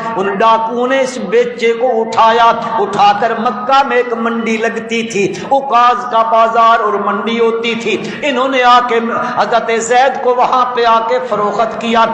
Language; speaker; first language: Urdu; non-native, local second language; Punjabi